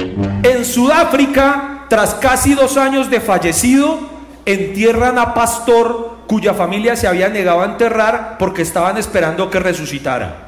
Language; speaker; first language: Spanish; native; Spanish